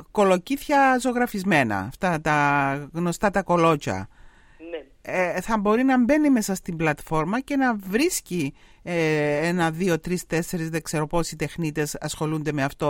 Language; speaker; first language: Greek; native; Greek